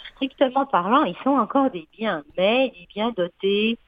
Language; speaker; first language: French; native; French